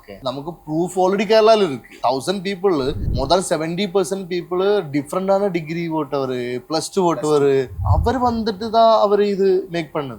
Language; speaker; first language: Tamil; non-native, learner; Malayalam